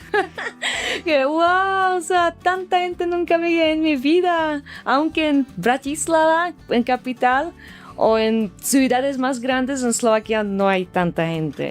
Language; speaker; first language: Spanish; non-native, fluent; Slovak